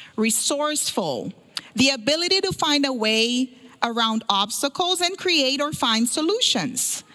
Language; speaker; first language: English; early bilingual, other home language; Portuguese